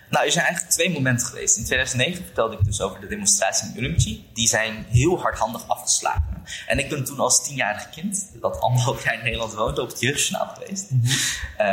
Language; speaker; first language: Dutch; early bilingual, other home language; Uyghur